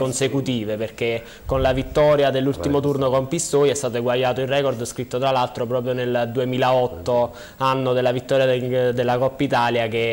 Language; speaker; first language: Italian; native; Italian